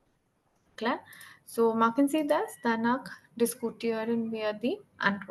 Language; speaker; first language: German; non-native, learner; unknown